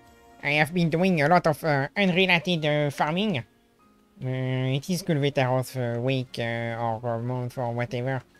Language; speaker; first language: English; non-native, fluent; French